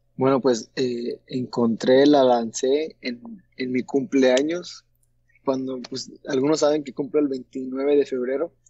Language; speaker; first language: Spanish; early bilingual, heritage; Spanish